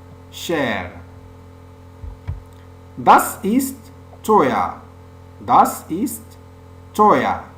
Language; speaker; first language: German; non-native, fluent; French